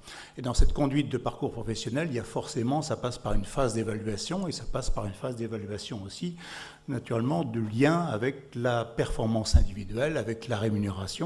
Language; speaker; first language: French; native; French